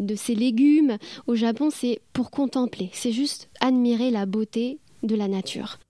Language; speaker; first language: French; native; French